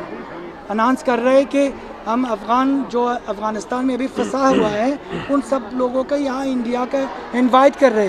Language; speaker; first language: Hindi; non-native, fluent; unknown